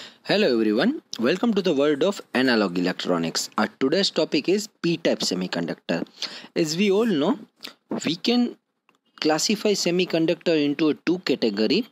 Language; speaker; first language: English; non-native, local second language; Gujarati